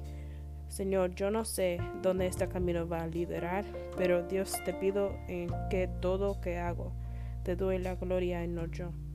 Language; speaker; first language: Spanish; non-native, learner; English